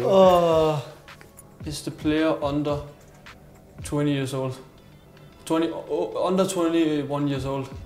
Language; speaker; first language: English; non-native, fluent; Danish